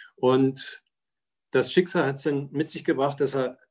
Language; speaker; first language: German; native; German